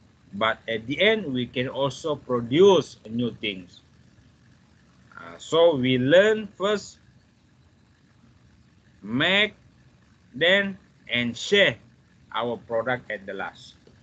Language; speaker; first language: English; non-native, fluent; Buginese